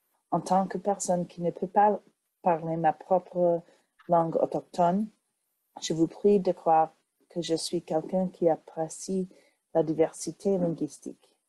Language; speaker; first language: French; non-native, learner; English